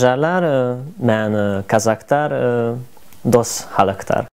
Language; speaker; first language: Kazakh; non-native, learner; Hungarian